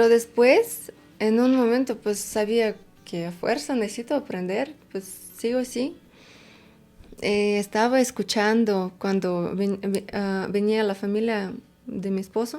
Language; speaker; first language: Spanish; non-native, fluent; Russian